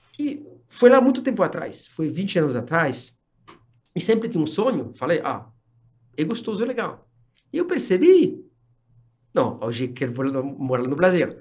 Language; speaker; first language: Portuguese; non-native, fluent; French